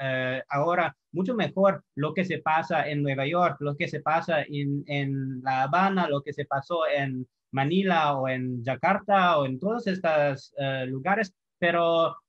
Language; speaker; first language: Spanish; non-native, fluent; English